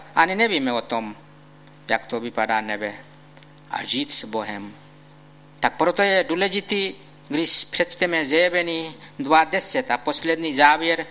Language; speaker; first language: Czech; non-native, fluent; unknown